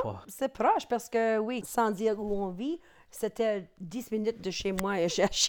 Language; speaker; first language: French; non-native, local second language; English